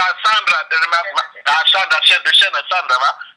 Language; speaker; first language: Swedish; non-native, fluent; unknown